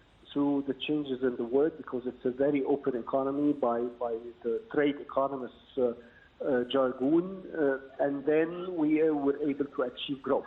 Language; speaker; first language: English; non-native, fluent; Arabic